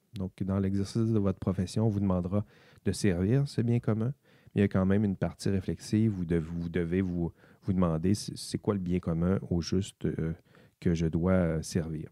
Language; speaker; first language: French; native; French